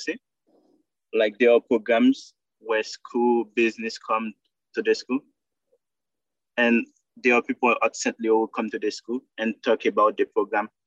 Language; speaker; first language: English; non-native, learner; Haitian Creole